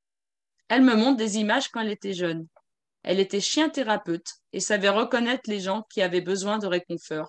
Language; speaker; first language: French; native; French